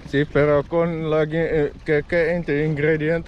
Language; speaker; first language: Spanish; non-native, learner; Dutch